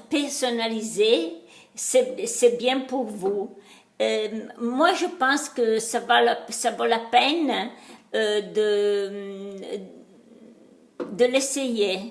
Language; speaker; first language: French; non-native, learner; Italian